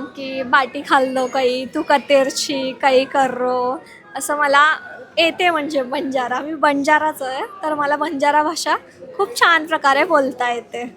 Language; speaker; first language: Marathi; non-native, local second language; Lambadi